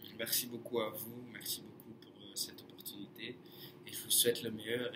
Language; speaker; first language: French; non-native, fluent; English